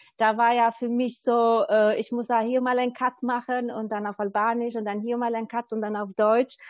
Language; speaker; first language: German; non-native, fluent; Albanian